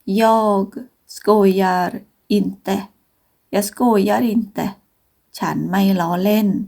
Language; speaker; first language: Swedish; non-native, fluent; Thai